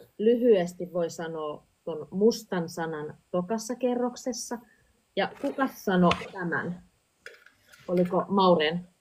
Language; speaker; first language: Finnish; native; Finnish